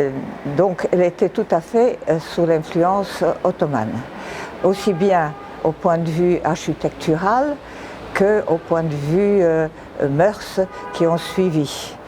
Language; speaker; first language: French; non-native, fluent; Serbian